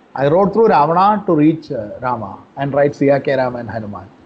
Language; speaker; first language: English; non-native, local second language; Malayalam